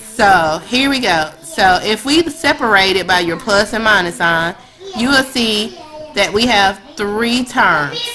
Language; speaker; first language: English; native; English